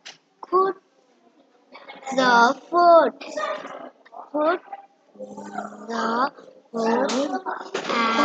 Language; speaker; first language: English; non-native, learner; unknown